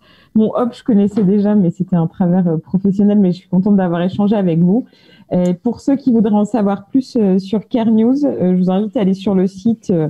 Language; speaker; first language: French; native; French